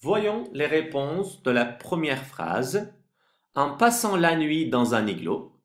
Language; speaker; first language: French; non-native, fluent; Turkish